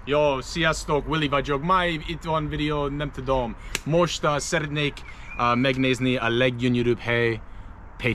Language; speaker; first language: Hungarian; non-native, learner; English